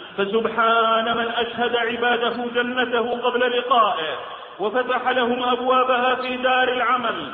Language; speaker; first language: Arabic; native; Arabic